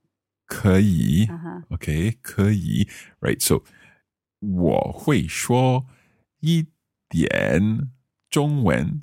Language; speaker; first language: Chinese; non-native, learner; English